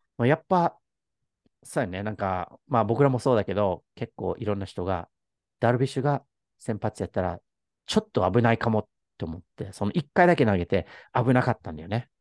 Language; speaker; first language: Japanese; native; Japanese